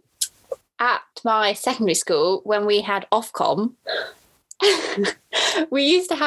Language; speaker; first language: English; native; English